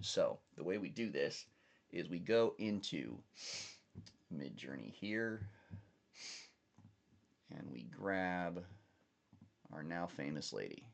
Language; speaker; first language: English; native; English